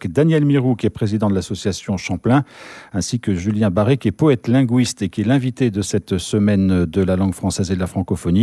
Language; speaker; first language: French; native; French